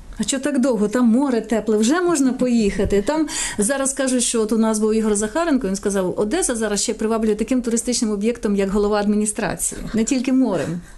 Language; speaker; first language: Ukrainian; native; Ukrainian